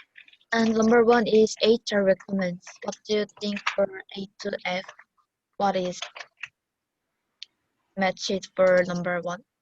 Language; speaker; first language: English; non-native, learner; Korean